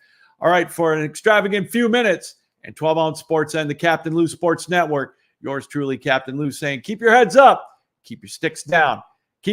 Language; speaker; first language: English; native; English